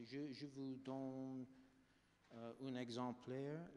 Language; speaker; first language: French; non-native, fluent; English